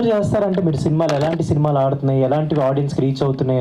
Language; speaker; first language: Telugu; native; Telugu